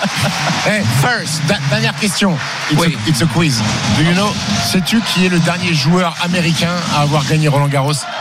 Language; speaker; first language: French; native; French